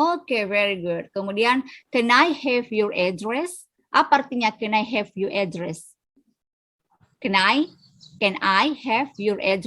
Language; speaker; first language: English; non-native, fluent; Indonesian